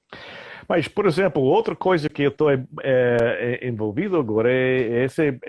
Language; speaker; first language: Portuguese; non-native, fluent; English